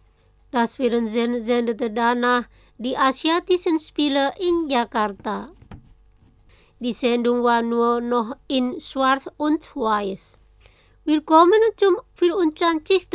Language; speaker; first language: German; non-native, fluent; Indonesian